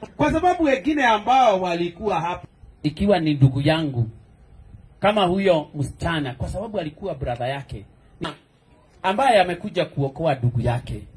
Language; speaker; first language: Swahili; non-native, local second language; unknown